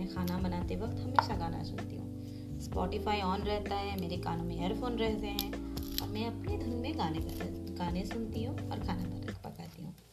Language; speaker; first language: Hindi; non-native, local second language; Assamese